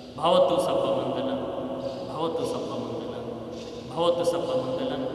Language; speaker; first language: Hindi; non-native, local second language; Marathi